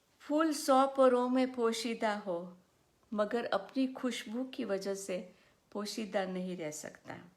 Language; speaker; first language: Hindi; non-native, local second language; Gujarati